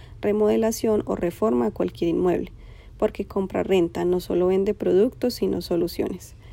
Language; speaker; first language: Spanish; native; Spanish